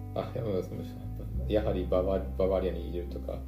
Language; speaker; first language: Japanese; non-native, fluent; German